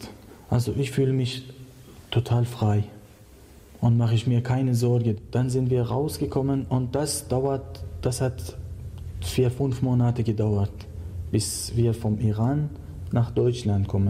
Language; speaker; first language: German; non-native, learner; Persian